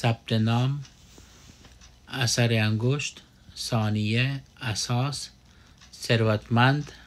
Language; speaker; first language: Persian; non-native, fluent; Urdu